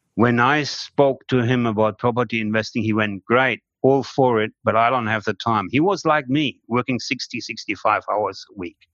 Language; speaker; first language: English; non-native, fluent; German